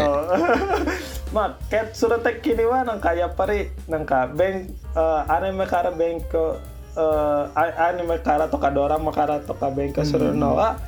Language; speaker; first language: Japanese; non-native, learner; Indonesian